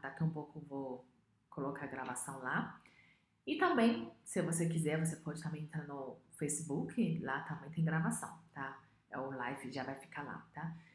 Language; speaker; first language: Portuguese; non-native, fluent; Chinese